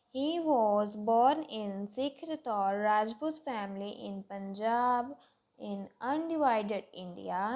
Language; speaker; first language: English; non-native, local second language; Punjabi